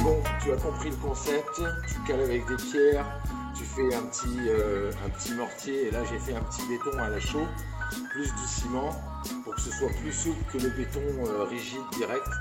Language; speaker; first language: French; native; French